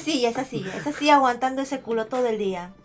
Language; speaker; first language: Spanish; native; Spanish